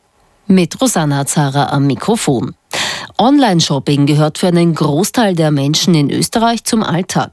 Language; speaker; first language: German; native; German